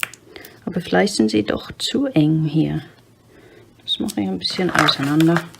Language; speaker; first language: German; non-native, fluent; English